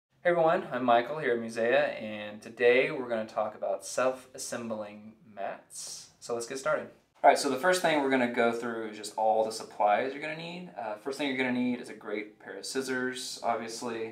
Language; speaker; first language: English; native; English